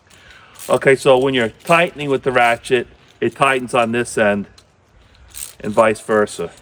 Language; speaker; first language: English; native; English